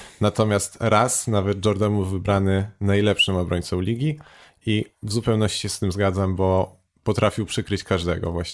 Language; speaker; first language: Polish; native; Polish